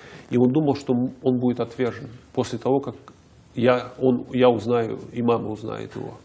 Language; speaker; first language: Russian; native; Russian